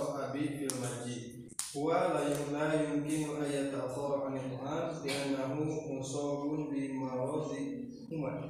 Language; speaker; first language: Arabic; non-native, fluent; Indonesian